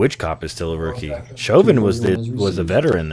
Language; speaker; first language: English; native; English